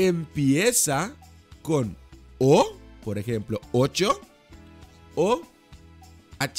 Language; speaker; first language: Spanish; non-native, fluent; Dutch